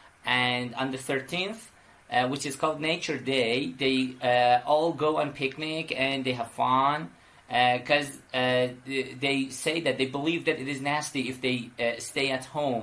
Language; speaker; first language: English; non-native, fluent; Persian